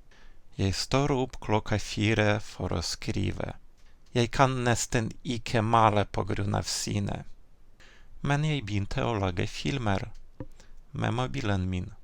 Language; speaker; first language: Norwegian; non-native, fluent; Ukrainian